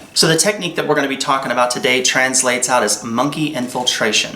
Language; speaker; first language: English; native; English